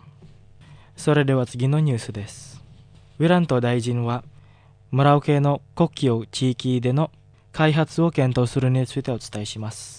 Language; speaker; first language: Japanese; non-native, fluent; Indonesian